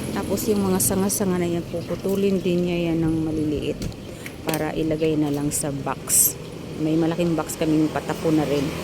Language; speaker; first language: Filipino; native; Filipino